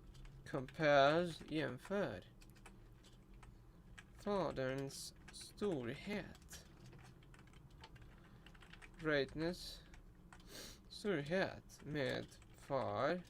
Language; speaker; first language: Swedish; non-native, learner; Russian